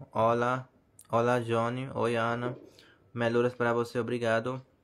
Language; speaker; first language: Portuguese; non-native, learner; Hindi